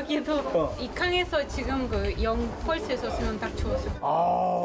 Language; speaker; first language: Korean; non-native, learner; Russian